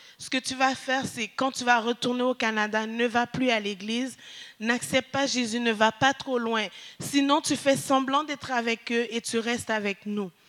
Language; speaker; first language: French; early bilingual, other home language; Haitian Creole